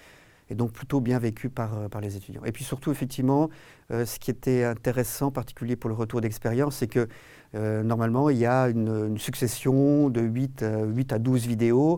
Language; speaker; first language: French; native; French